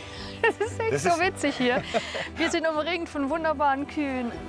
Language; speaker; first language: German; native; German